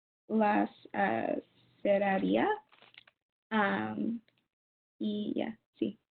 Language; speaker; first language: Spanish; non-native, learner; English